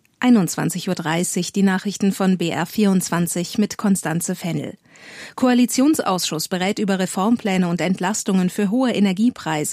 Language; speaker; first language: German; native; German